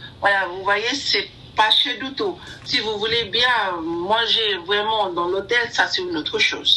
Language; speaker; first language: French; non-native, learner; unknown